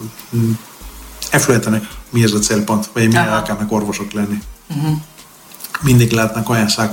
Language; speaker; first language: Hungarian; non-native, fluent; Greek